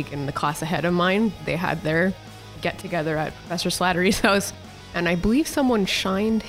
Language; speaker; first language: English; native; English